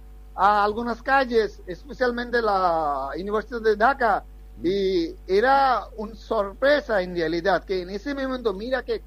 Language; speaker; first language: Spanish; non-native, fluent; Bangla